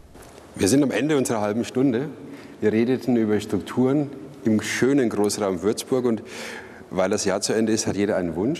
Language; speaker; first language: German; native; German